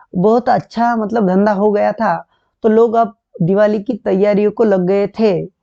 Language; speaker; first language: Hindi; non-native, local second language; Marathi